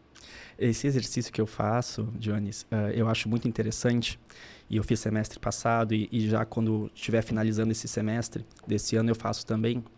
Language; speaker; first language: Portuguese; native; Portuguese